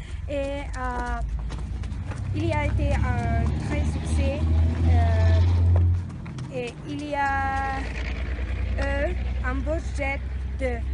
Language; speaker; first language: French; non-native, learner; Spanish